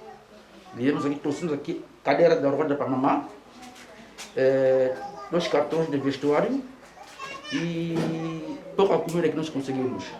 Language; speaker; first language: Portuguese; native; Portuguese